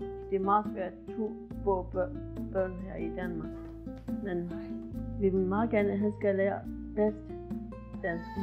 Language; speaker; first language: Danish; non-native, learner; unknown